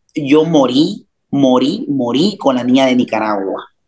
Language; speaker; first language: Spanish; native; Spanish